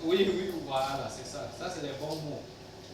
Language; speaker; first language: French; non-native, learner; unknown